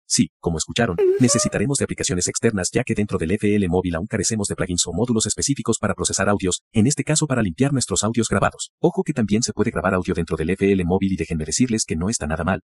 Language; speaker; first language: Spanish; native; Spanish